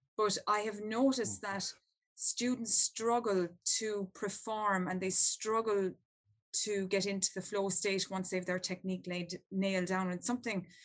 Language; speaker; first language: English; native; English